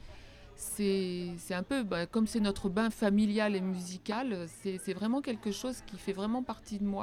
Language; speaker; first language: French; native; French